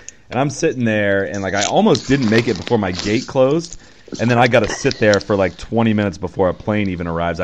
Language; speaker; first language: English; native; English